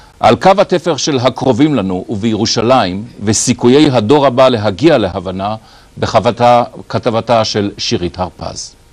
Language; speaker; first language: Hebrew; native; Hebrew